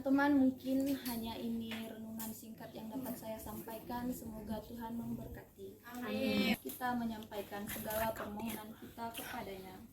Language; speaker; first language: Indonesian; native; Indonesian